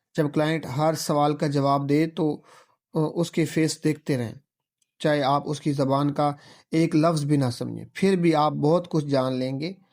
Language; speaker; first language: Urdu; non-native, local second language; Punjabi